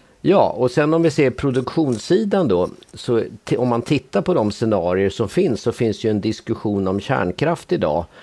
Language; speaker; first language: Swedish; native; Swedish